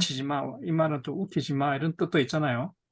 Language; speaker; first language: Korean; native; Korean